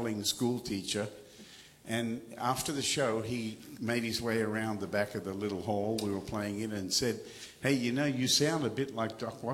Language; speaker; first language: English; native; English